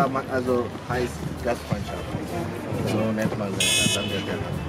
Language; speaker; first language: German; non-native, fluent; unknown